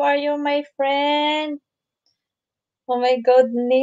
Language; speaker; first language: English; non-native, learner; Filipino